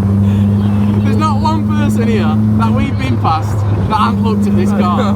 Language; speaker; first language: English; native; English